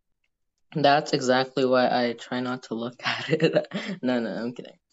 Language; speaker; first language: English; non-native, fluent; Indonesian